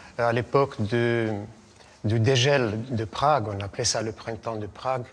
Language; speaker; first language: French; non-native, fluent; Russian